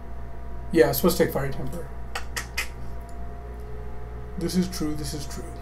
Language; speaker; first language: English; native; English